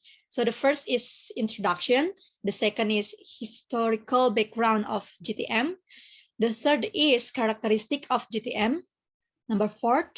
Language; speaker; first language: English; non-native, learner; Indonesian